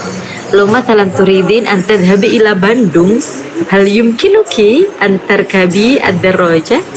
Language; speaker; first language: Arabic; non-native, fluent; Indonesian